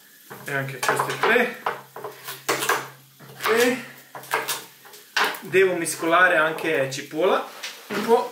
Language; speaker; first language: Italian; non-native, learner; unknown